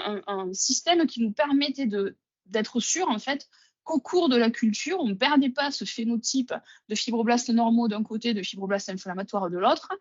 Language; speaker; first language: French; native; French